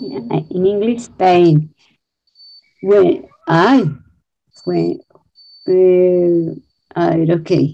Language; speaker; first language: English; non-native, learner; Spanish